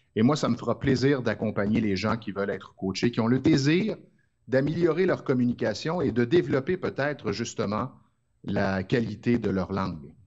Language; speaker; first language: French; native; French